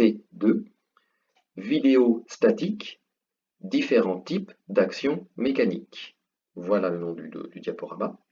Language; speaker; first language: French; native; French